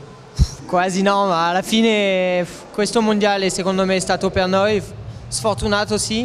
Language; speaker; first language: Italian; non-native, fluent; French